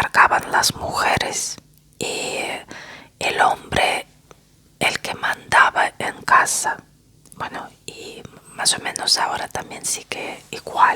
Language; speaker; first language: Spanish; non-native, fluent; Russian